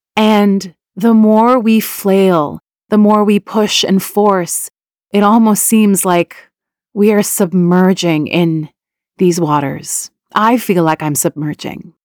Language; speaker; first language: English; early bilingual, other home language; Persian